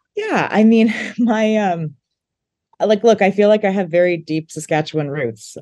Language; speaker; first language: English; native; English